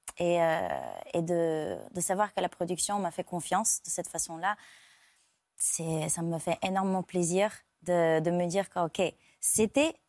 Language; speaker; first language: French; non-native, fluent; Bulgarian